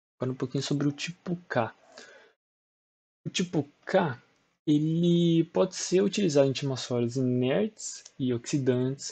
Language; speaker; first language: Portuguese; native; Portuguese